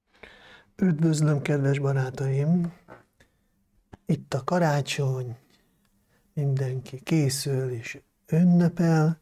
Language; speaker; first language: Hungarian; non-native, local second language; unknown